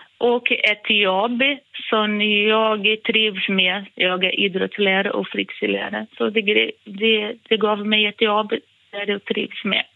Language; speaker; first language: Swedish; non-native, fluent; Portuguese